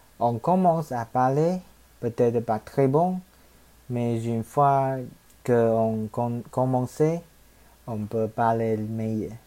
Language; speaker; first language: French; non-native, learner; Chinese